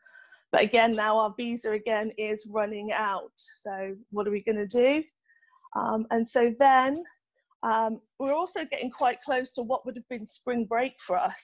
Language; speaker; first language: English; native; English